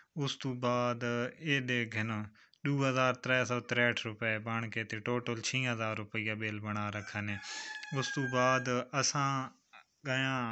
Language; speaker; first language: Punjabi; non-native, local second language; Saraiki